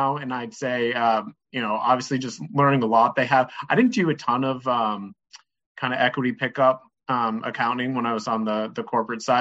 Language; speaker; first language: English; native; English